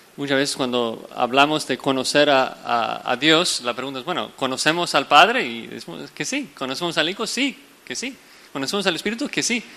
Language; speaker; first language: Spanish; non-native, fluent; English